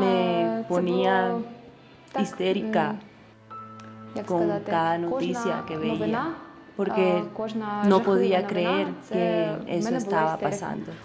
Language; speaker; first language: Spanish; non-native, learner; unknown